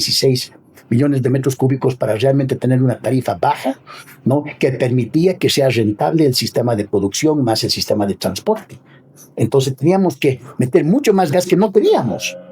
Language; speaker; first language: Spanish; native; Spanish